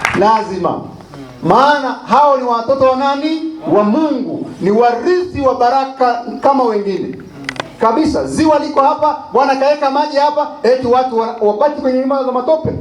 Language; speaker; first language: Swahili; non-native, local second language; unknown